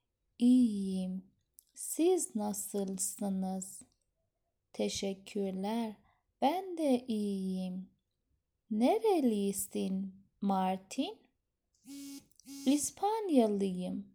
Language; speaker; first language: Turkish; non-native, fluent; Persian